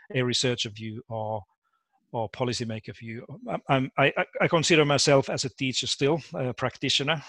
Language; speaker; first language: English; non-native, fluent; Finnish